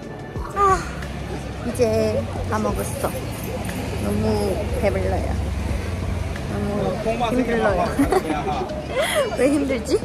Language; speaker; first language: Korean; non-native, learner; Chinese